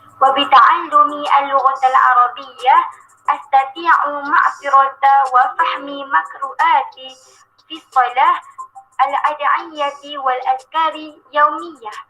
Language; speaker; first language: Arabic; non-native, learner; Malay